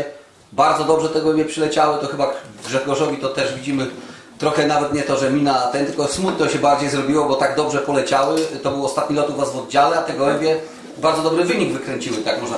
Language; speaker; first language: Polish; native; Polish